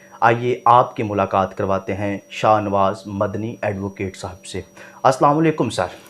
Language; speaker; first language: Urdu; non-native, local second language; Punjabi